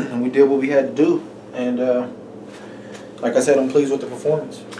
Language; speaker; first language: English; native; English